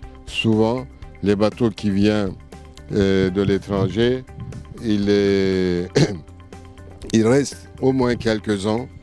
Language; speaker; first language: French; non-native, fluent; Turkish